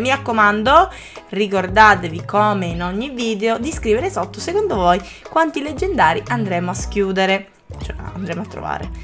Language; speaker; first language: Italian; native; Italian